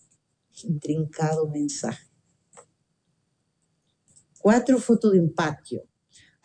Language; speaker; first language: Spanish; native; Spanish